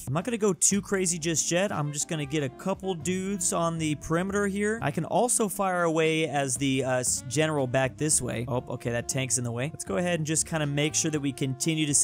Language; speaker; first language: English; native; English